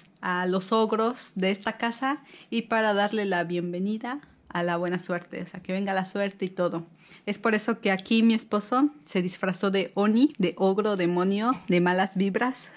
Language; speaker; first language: Spanish; native; Spanish